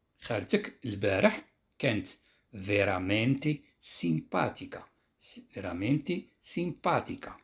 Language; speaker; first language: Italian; non-native, fluent; Arabic